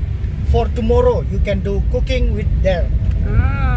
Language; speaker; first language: English; non-native, learner; Indonesian